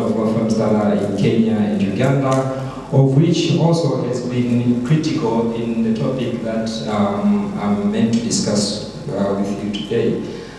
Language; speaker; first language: English; non-native, local second language; Swahili